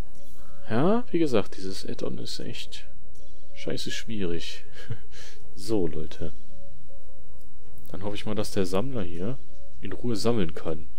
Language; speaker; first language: German; native; German